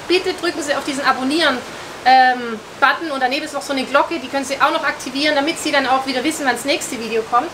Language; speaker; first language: German; native; German